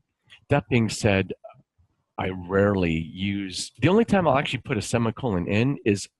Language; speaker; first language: English; native; English